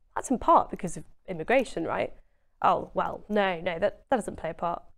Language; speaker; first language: English; native; English